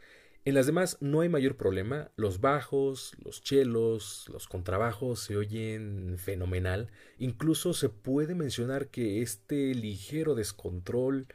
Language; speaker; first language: Spanish; native; Spanish